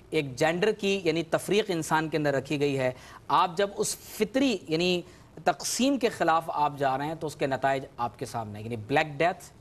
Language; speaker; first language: Urdu; native; Urdu